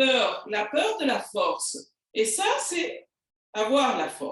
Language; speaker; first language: French; non-native, learner; Spanish